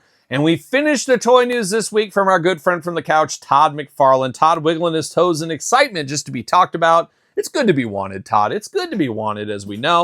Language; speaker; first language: English; native; English